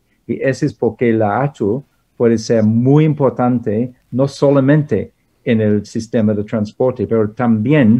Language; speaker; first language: Spanish; non-native, fluent; English